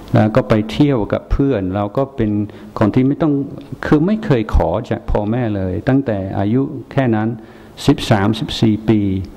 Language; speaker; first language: Thai; non-native, fluent; English